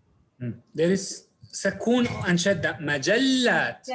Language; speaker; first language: English; non-native, learner; Arabic